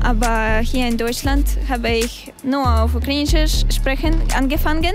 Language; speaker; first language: German; non-native, learner; Russian